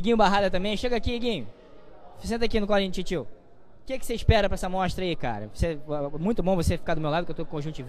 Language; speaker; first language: Portuguese; native; Portuguese